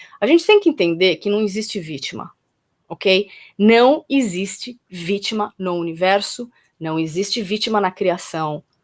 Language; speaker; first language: Portuguese; native; Portuguese